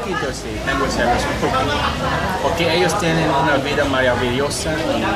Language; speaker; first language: Spanish; non-native, learner; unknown